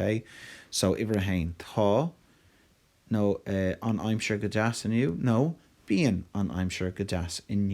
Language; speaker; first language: Irish; non-native, local second language; English